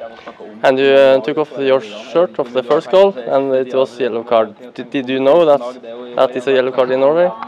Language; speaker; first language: English; non-native, fluent; Norwegian